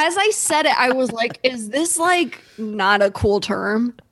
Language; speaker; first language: English; native; English